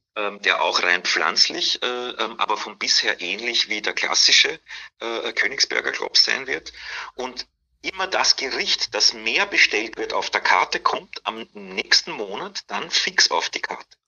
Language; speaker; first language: German; native; German